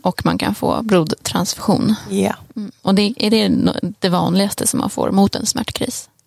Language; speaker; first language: Swedish; native; Swedish